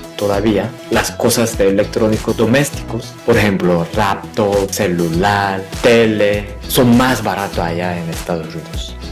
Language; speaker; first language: Spanish; non-native, fluent; Korean